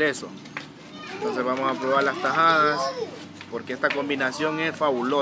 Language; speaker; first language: Spanish; native; Spanish